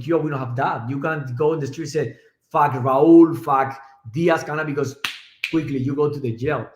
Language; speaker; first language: English; non-native, learner; Spanish